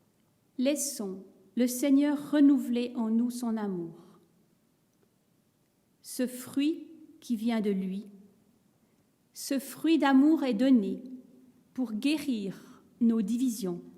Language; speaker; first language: French; native; French